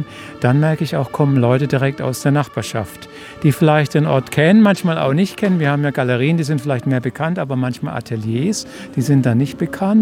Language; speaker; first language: German; native; German